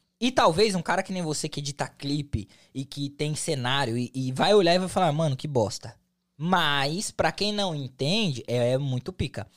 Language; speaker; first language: Portuguese; native; Portuguese